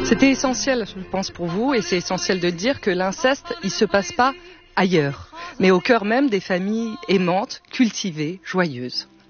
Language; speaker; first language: French; native; French